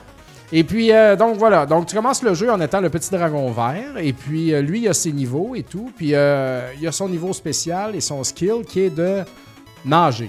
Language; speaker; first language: French; native; French